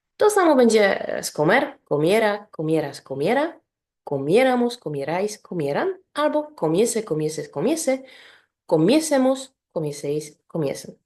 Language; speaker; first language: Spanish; non-native, fluent; Polish